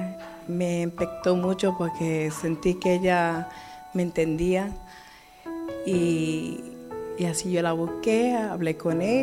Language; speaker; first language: Spanish; early bilingual, heritage; Spanish